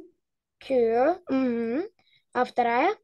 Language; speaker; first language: Russian; native; Russian